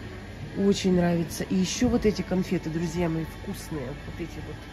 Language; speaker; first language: Russian; native; Russian